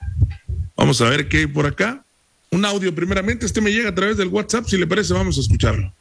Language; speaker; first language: Spanish; native; Spanish